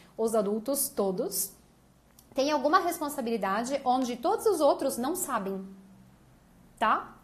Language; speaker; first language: Portuguese; native; Portuguese